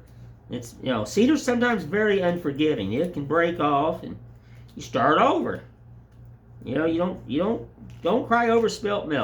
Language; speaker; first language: English; native; English